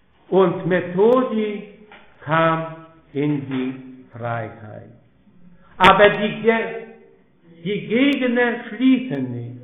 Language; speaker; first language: German; non-native, fluent; Polish